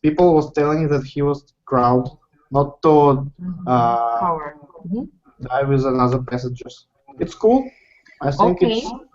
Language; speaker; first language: English; non-native, learner; Russian